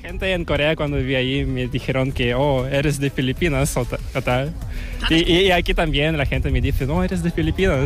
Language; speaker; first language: Spanish; non-native, learner; Korean